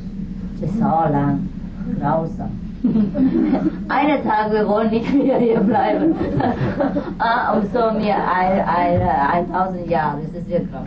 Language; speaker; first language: German; non-native, fluent; Vietnamese